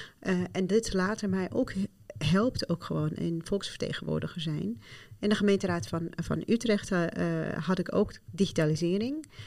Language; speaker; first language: Dutch; non-native, fluent; Arabic